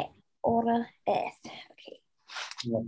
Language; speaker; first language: Spanish; non-native, learner; English